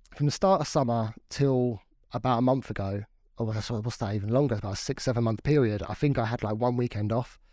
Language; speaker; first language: English; native; English